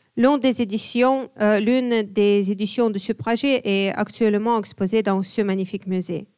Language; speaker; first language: French; non-native, fluent; Ukrainian